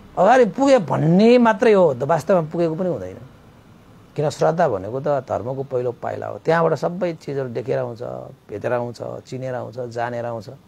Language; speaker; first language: Nepali; non-native, local second language; Newari